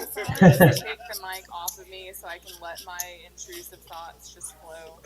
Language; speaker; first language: English; native; English